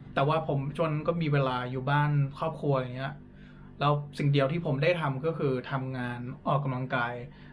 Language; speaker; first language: Thai; non-native, fluent; English